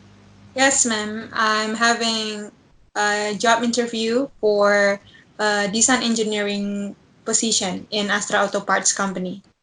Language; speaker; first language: English; non-native, learner; Indonesian